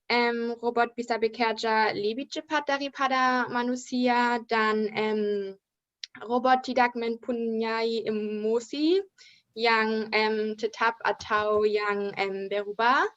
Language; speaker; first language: Indonesian; non-native, learner; German